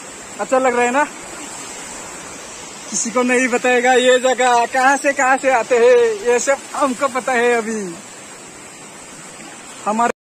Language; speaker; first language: Hindi; non-native, local second language; Bodo